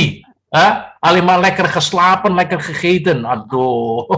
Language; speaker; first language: Dutch; non-native, fluent; Indonesian